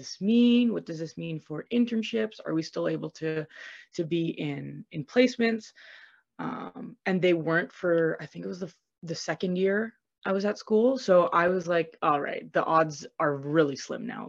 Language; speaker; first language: English; native; English